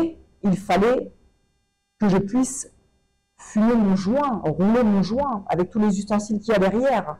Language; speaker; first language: French; native; French